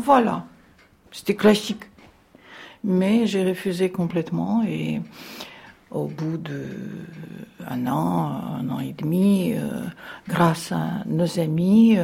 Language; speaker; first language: French; non-native, fluent; Russian